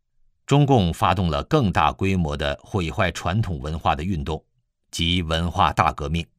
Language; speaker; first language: Chinese; native; Chinese